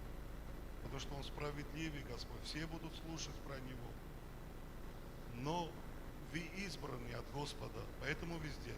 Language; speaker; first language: Russian; non-native, fluent; Armenian